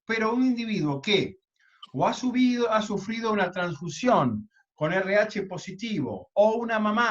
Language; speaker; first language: Spanish; native; Spanish